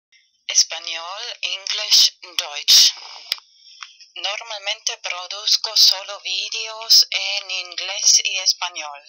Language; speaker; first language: Spanish; non-native, fluent; German